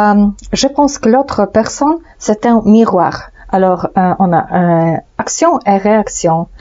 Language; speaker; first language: French; non-native, fluent; Polish